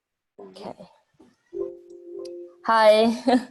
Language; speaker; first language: English; non-native, fluent; Italian